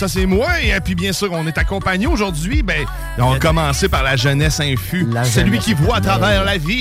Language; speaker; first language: French; native; French